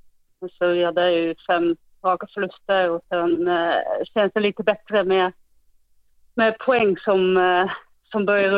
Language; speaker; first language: Swedish; non-native, fluent; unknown